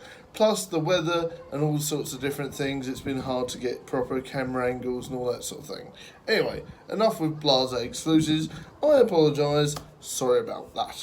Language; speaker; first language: English; native; English